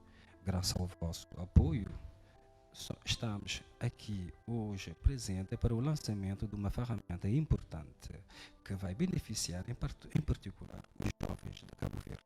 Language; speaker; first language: Portuguese; non-native, fluent; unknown